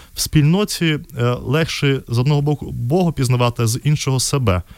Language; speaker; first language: Ukrainian; non-native, fluent; Russian